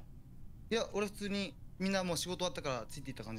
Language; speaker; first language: Japanese; native; Japanese